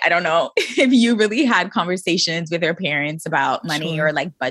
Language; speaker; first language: English; native; English